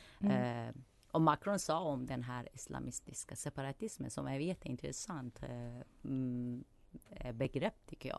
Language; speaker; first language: Swedish; non-native, fluent; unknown